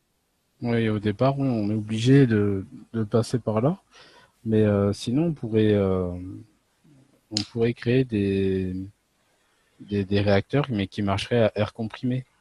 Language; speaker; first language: French; non-native, fluent; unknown